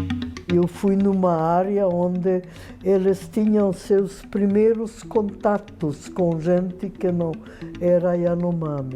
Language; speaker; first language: Portuguese; non-native, fluent; Hungarian